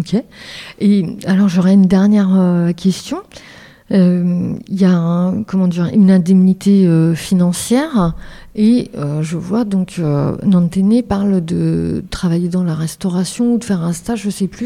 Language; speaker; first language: French; native; French